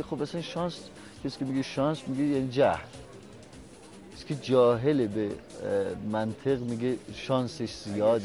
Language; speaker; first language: Persian; native; Persian